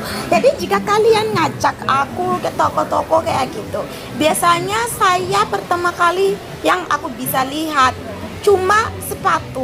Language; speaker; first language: Indonesian; non-native, learner; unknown